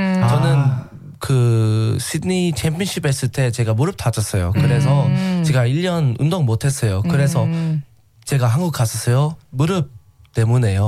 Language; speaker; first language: Korean; non-native, learner; English